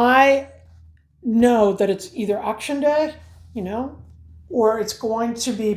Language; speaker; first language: English; native; English